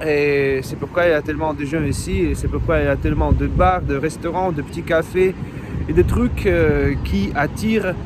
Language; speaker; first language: French; non-native, fluent; Russian